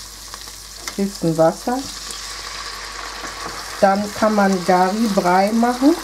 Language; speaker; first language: German; non-native, fluent; Akan